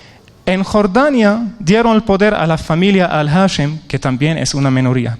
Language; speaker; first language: Spanish; non-native, fluent; Arabic